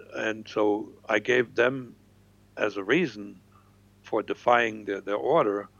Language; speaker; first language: English; non-native, fluent; German